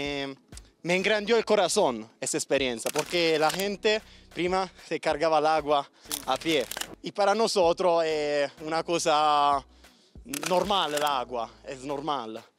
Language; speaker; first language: Spanish; non-native, learner; Italian